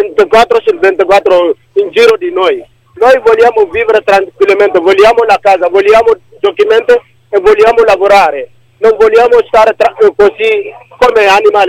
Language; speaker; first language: Italian; non-native, learner; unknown